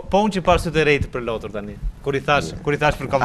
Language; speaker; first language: Albanian; native; Albanian